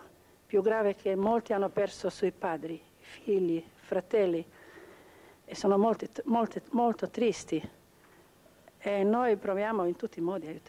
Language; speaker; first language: Italian; non-native, local second language; Croatian